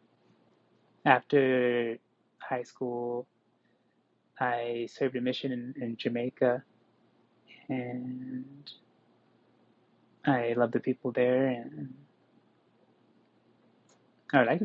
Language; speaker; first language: English; native; English